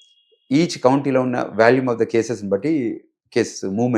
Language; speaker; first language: Telugu; native; Telugu